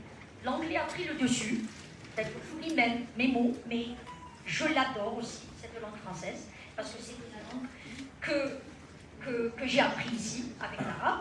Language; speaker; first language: French; non-native, local second language; Arabic